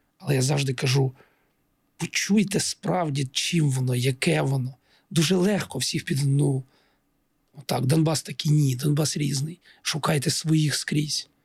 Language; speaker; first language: Ukrainian; non-native, local second language; Russian